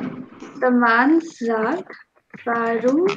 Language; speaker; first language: German; non-native, fluent; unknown